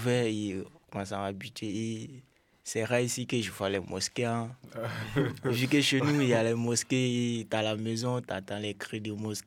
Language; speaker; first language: French; non-native, local second language; Dyula